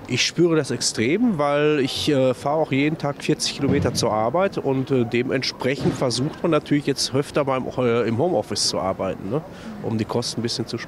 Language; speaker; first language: German; native; German